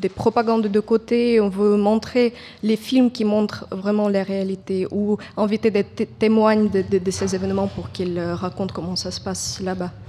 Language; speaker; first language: French; non-native, fluent; Ukrainian